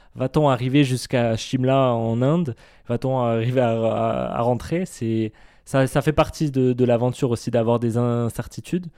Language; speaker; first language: French; native; French